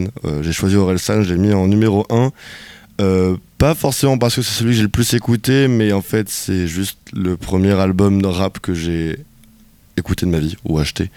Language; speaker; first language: French; native; French